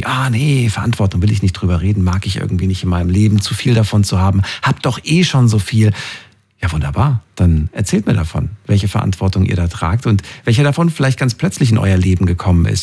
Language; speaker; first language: German; native; German